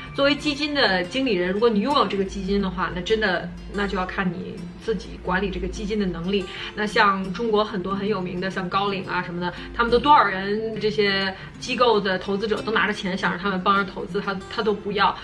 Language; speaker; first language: Chinese; native; Chinese